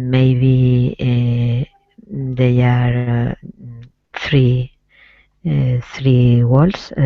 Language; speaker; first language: English; non-native, learner; Spanish